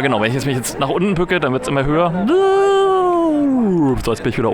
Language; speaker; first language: German; native; German